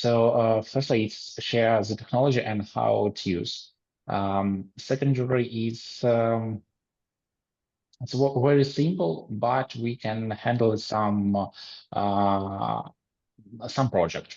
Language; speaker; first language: English; non-native, learner; Ukrainian